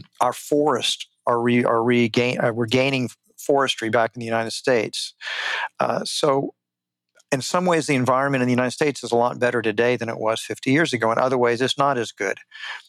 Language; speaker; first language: English; native; English